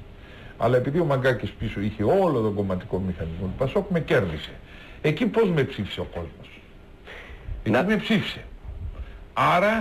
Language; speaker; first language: Greek; native; Greek